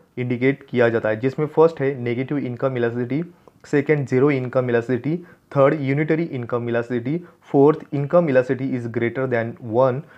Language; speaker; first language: Hindi; non-native, local second language; Marathi